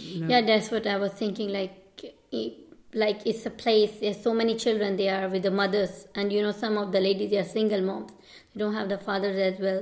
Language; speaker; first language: English; non-native, local second language; Urdu